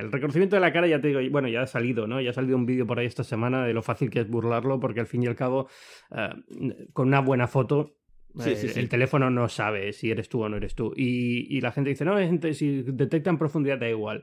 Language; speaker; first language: Spanish; native; Spanish